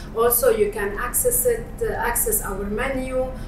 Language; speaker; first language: English; non-native, fluent; Arabic